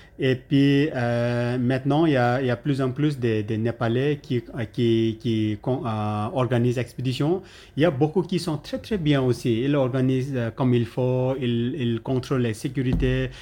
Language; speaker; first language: French; non-native, learner; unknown